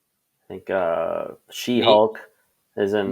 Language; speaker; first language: English; native; English